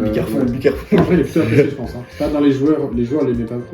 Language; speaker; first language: French; native; French